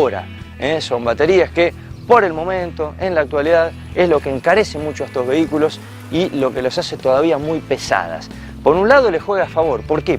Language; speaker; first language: Spanish; native; Spanish